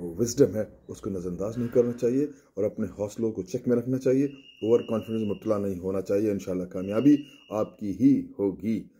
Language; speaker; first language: Urdu; native; Urdu